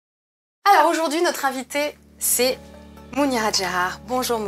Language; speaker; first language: French; native; French